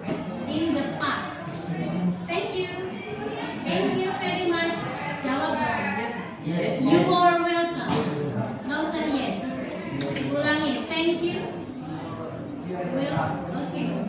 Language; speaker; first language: English; non-native, local second language; Indonesian